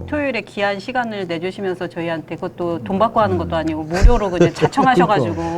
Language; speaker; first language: Korean; native; Korean